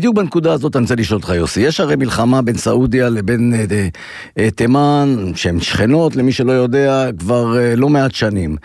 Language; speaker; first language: Hebrew; native; Hebrew